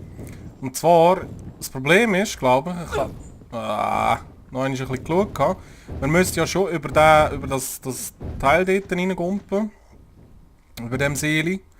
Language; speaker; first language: German; native; German